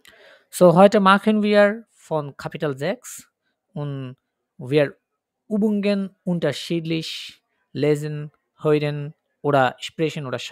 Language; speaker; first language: German; non-native, fluent; Bangla